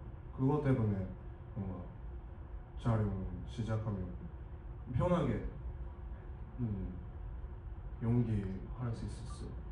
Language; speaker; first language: Korean; non-native, learner; Japanese